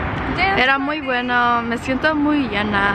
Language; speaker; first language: Spanish; native; Spanish